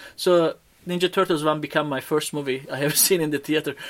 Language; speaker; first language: English; non-native, fluent; Turkish